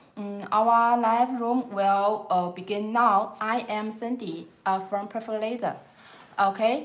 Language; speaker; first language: English; non-native, learner; Chinese